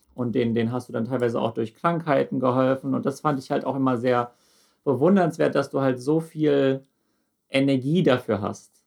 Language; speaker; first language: German; native; German